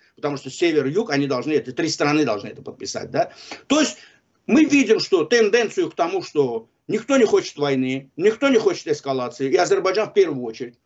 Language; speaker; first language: Russian; non-native, local second language; Azerbaijani